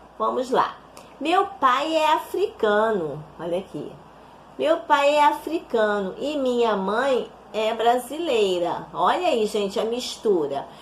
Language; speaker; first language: Portuguese; native; Portuguese